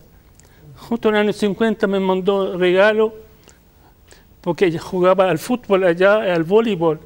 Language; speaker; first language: Spanish; non-native, fluent; Arabic